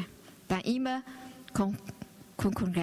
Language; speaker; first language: German; non-native, learner; Chinese